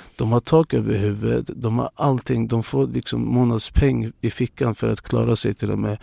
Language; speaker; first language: Swedish; non-native, fluent; Azerbaijani